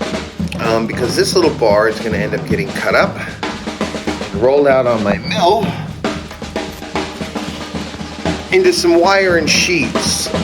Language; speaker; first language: English; native; English